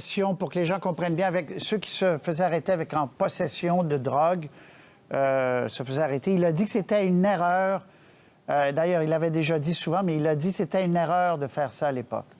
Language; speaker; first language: French; native; French